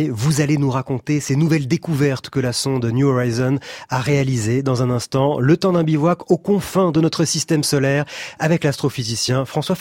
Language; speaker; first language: French; native; French